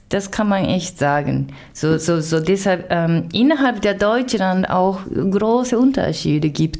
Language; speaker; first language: German; non-native, learner; Japanese